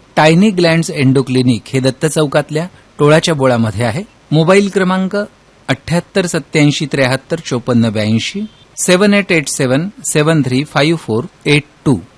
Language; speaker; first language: Marathi; native; Marathi